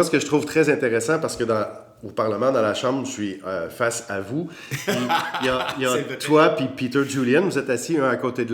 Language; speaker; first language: French; native; French